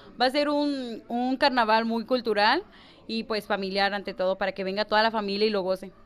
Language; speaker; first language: Spanish; native; Spanish